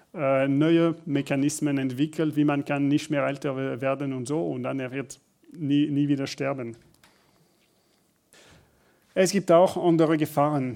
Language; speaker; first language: German; non-native, learner; French